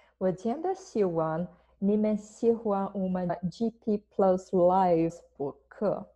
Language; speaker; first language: Chinese; non-native, fluent; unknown